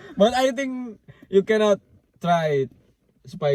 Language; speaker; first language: English; non-native, learner; Indonesian